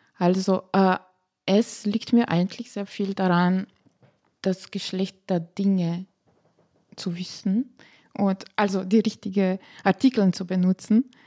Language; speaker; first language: German; non-native, fluent; Slovenian